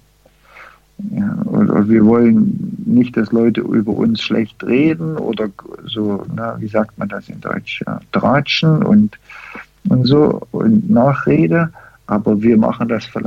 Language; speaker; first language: German; early bilingual, heritage; German